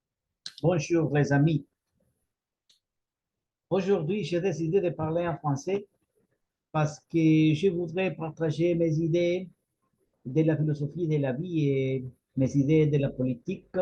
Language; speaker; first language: French; non-native, fluent; Spanish